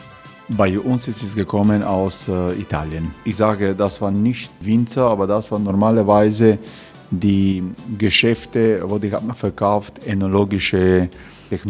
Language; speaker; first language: German; non-native, fluent; Croatian